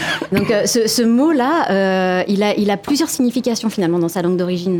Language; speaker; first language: French; native; French